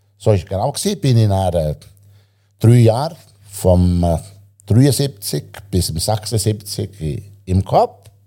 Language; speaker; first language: German; non-native, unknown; Italian